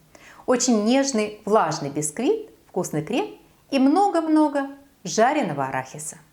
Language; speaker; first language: Russian; native; Russian